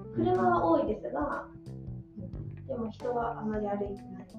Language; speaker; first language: Japanese; native; Japanese